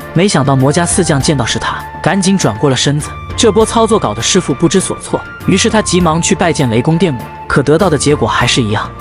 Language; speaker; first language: Chinese; native; Chinese